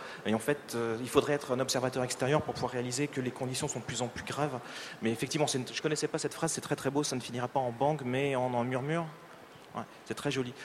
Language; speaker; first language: French; native; French